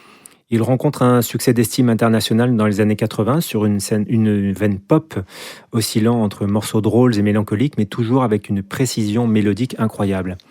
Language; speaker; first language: French; native; French